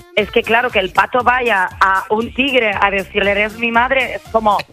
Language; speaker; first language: Spanish; non-native, fluent; German